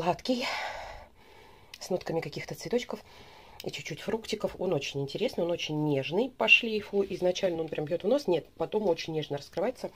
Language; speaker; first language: Russian; native; Russian